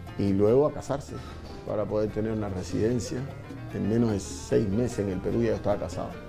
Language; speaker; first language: Spanish; native; Spanish